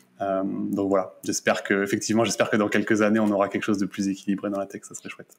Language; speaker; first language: French; native; French